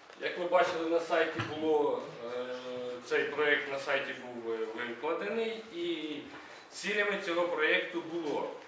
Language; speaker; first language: Ukrainian; native; Ukrainian